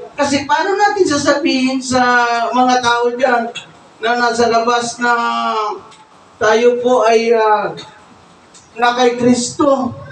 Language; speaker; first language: Filipino; non-native, local second language; Bikol